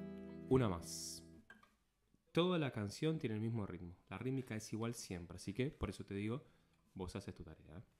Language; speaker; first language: Spanish; native; Spanish